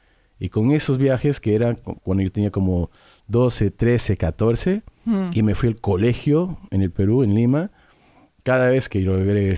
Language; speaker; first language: Spanish; early bilingual, heritage; English